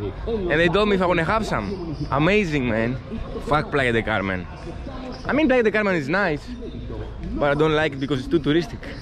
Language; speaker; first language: English; non-native, fluent; Greek